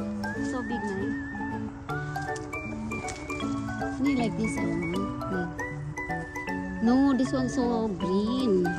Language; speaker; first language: English; non-native, learner; Filipino